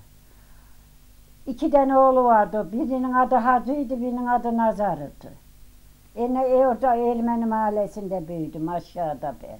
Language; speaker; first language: Turkish; native; Turkish